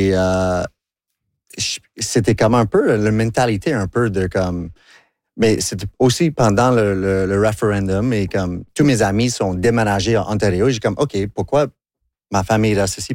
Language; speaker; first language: French; non-native, local second language; English